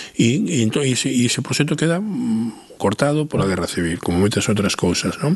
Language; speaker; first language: Galician; non-native, local second language; Spanish